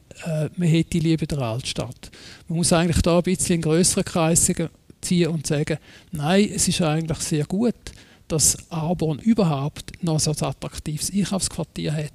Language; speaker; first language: German; native; German